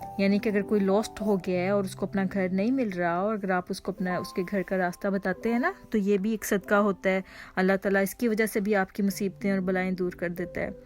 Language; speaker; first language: Urdu; native; Urdu